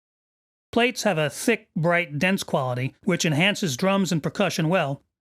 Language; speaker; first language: English; native; English